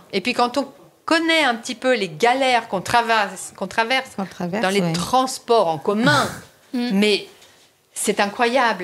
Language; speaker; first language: French; native; French